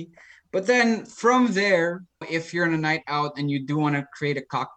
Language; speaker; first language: English; non-native, local second language; Filipino